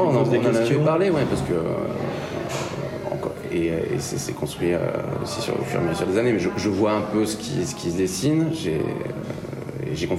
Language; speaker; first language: French; native; French